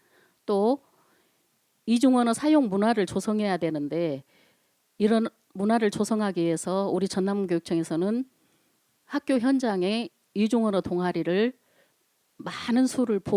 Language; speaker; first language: Korean; native; Korean